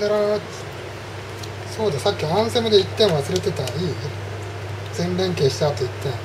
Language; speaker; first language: Japanese; native; Japanese